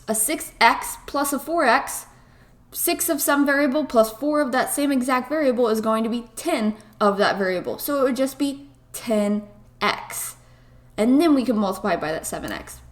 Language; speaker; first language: English; native; English